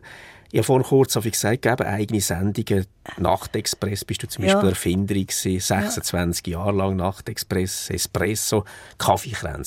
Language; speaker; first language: German; native; German